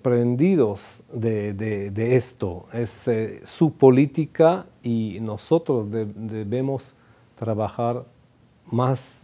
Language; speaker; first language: Spanish; non-native, fluent; Hebrew